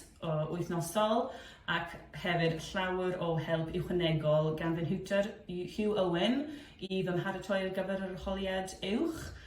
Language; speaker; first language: Welsh; non-native, fluent; English